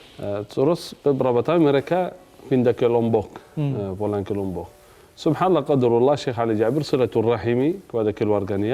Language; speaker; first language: Indonesian; non-native, fluent; Arabic